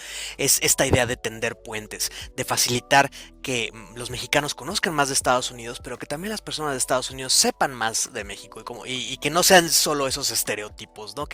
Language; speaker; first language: Spanish; native; Spanish